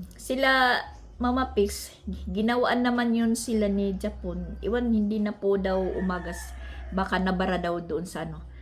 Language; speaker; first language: Filipino; non-native, local second language; Waray